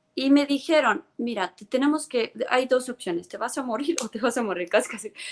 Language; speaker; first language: Spanish; non-native, fluent; Estonian